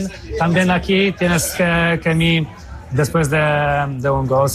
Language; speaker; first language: Spanish; non-native, fluent; Polish